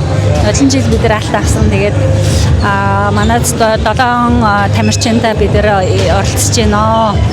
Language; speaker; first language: Mongolian; native; Mongolian